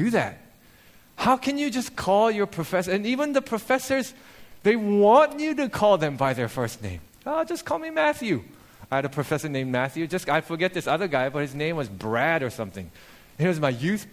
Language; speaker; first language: English; early bilingual, other home language; Korean